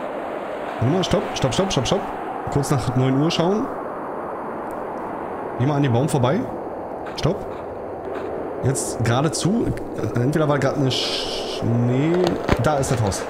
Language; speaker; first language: German; native; German